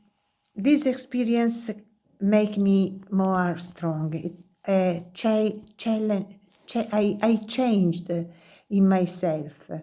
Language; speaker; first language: English; non-native, learner; Italian